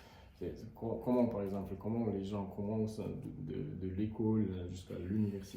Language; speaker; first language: French; non-native, fluent; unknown